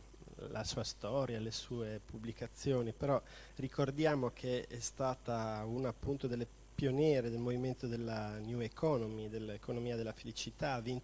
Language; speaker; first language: Italian; native; Italian